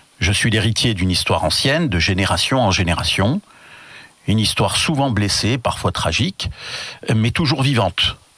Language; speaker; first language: French; native; French